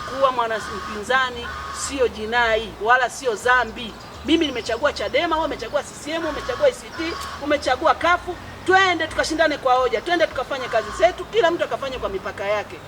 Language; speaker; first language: Swahili; native; Swahili